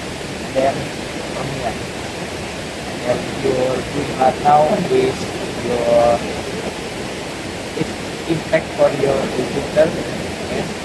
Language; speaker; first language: English; non-native, learner; Indonesian